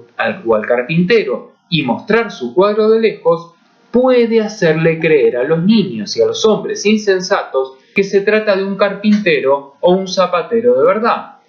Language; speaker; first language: Spanish; native; Spanish